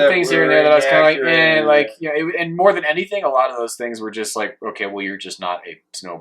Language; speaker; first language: English; native; English